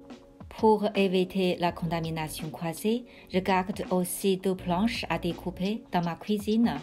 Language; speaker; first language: French; non-native, fluent; Chinese